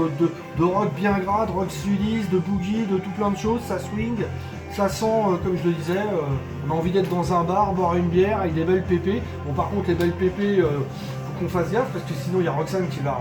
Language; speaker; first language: French; native; French